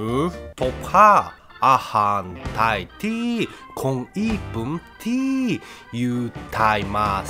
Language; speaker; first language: Thai; non-native, learner; Japanese